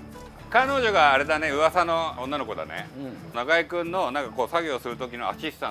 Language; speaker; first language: Japanese; native; Japanese